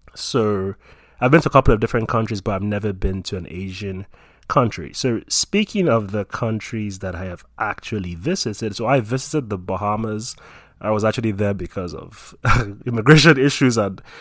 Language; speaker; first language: English; non-native, local second language; Yoruba